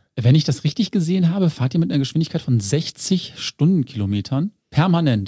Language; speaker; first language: German; native; German